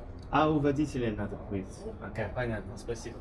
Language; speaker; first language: Russian; non-native, fluent; English